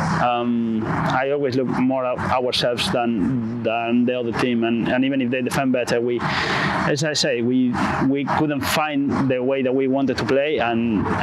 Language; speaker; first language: English; non-native, fluent; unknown